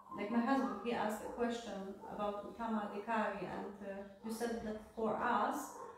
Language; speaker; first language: English; non-native, fluent; Polish